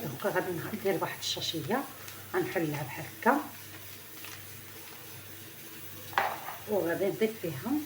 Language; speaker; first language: Arabic; native; Arabic